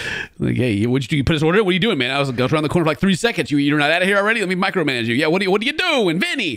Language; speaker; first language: English; native; English